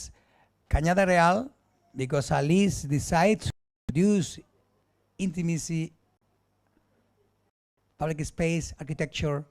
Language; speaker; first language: English; non-native, learner; Spanish